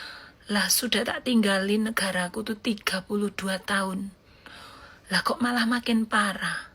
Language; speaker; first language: Indonesian; native; Indonesian